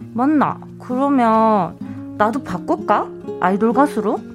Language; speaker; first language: Korean; native; Korean